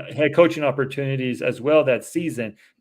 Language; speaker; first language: English; native; English